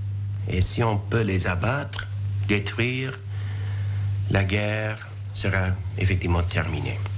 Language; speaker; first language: French; non-native, fluent; English